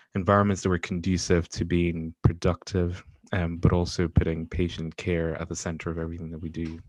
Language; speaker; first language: English; non-native, local second language; Yoruba